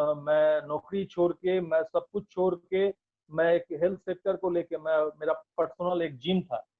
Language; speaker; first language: Hindi; non-native, local second language; Bangla